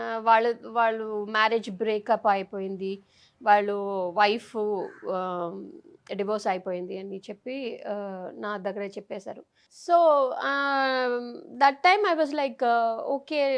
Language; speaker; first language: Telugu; non-native, fluent; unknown